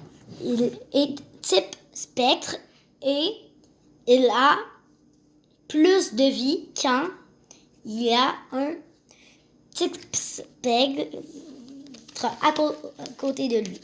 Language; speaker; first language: French; native; French